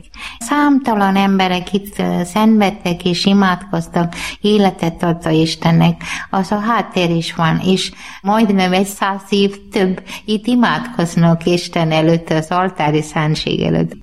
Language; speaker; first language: Hungarian; non-native, learner; Malayalam